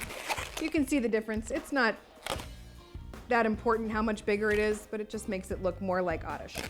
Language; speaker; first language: English; native; English